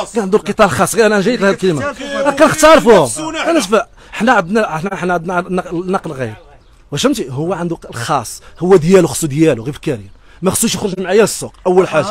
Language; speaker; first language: Arabic; native; Arabic